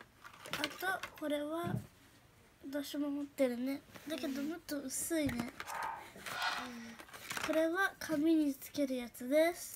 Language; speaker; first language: Japanese; early bilingual, other home language; Portuguese